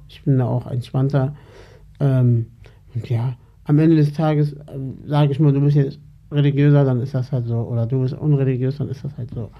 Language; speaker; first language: German; early bilingual, other home language; Turkish